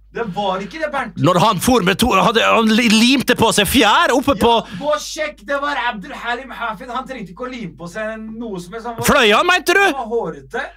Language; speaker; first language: Norwegian; early bilingual, other home language; Arabic